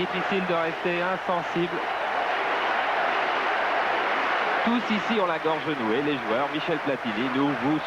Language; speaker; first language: French; native; French